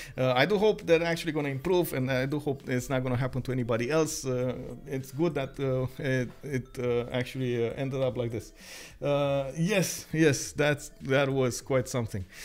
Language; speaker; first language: English; non-native, fluent; Romanian